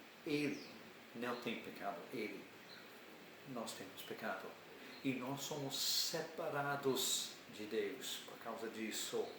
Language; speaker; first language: Portuguese; non-native, learner; English